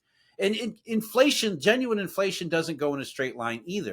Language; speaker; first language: English; native; English